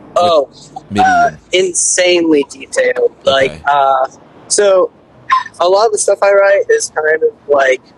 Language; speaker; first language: English; native; English